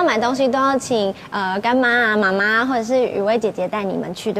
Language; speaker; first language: Chinese; native; Chinese